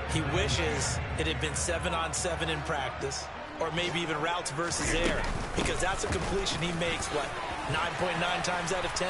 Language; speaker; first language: English; native; English